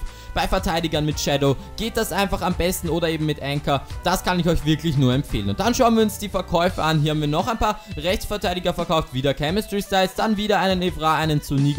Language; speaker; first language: German; native; German